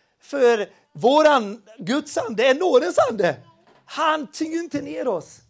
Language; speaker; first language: Swedish; non-native, fluent; Spanish